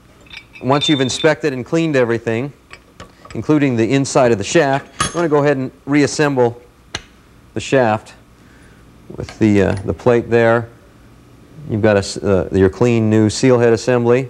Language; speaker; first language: English; native; English